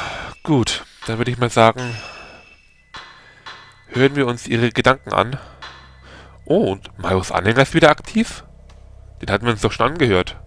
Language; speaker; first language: German; native; German